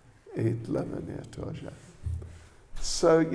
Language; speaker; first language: Russian; non-native, learner; English